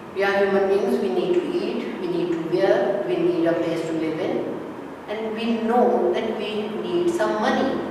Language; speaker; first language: English; non-native, local second language; Urdu